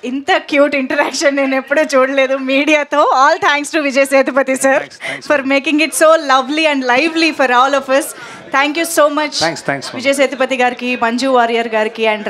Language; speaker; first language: Telugu; native; Telugu